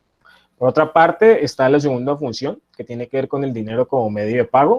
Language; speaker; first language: Spanish; native; Spanish